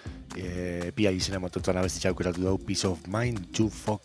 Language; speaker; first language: Basque; native; Basque